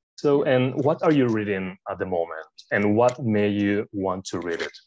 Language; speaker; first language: English; non-native, fluent; Spanish